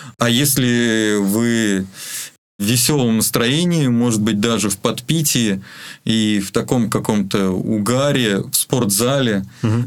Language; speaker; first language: Russian; native; Russian